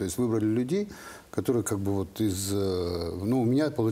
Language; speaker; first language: Russian; native; Russian